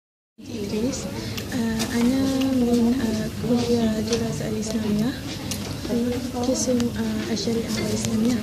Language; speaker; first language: Arabic; non-native, learner; Malay